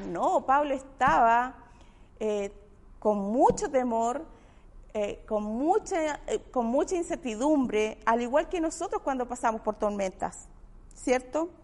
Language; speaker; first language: Spanish; native; Spanish